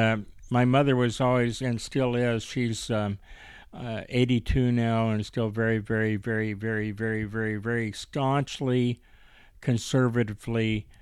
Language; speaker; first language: English; native; English